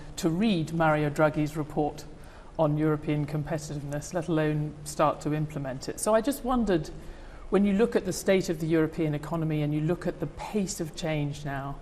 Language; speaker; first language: English; native; English